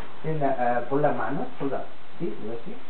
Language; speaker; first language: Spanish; non-native, learner; Japanese